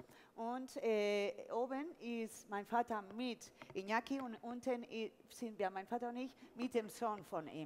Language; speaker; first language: German; non-native, fluent; Spanish